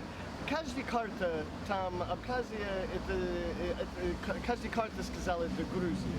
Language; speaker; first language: Russian; non-native, learner; English